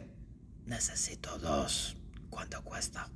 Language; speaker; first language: Spanish; non-native, learner; English